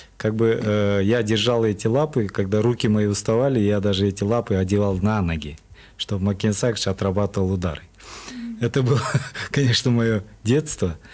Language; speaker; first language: Russian; non-native, local second language; Kyrgyz